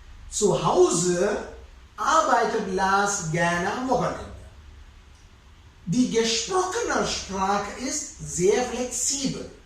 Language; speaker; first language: German; non-native, fluent; Sinhala